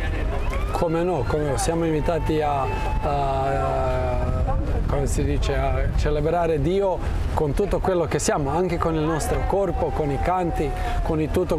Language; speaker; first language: Italian; non-native, fluent; Croatian